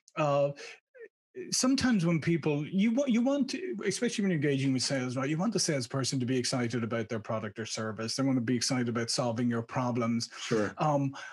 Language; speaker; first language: English; native; English